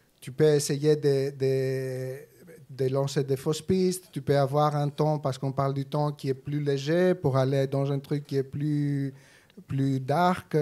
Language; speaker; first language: French; non-native, fluent; Greek